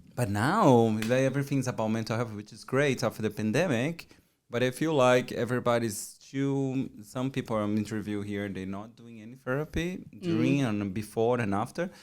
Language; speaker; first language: English; non-native, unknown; Portuguese